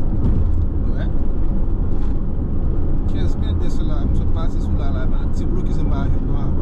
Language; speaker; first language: French; non-native, learner; Haitian Creole